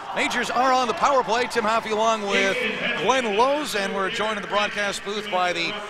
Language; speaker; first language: English; native; English